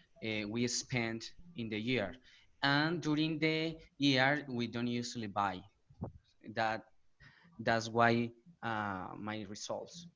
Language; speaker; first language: English; non-native, learner; Spanish